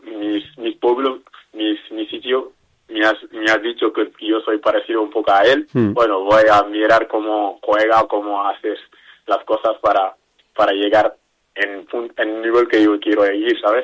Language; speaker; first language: Spanish; non-native, learner; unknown